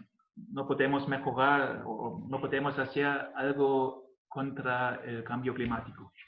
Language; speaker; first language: Spanish; non-native, learner; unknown